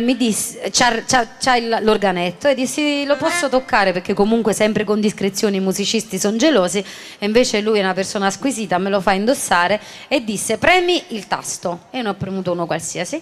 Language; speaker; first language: Italian; native; Italian